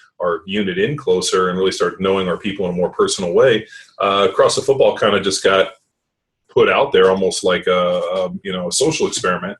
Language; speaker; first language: English; native; English